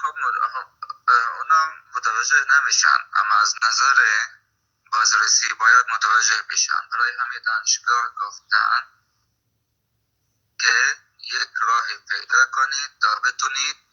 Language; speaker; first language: Persian; non-native, fluent; Arabic